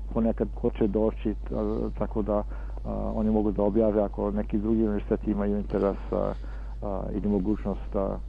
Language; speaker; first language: Serbian; early bilingual, heritage; Serbian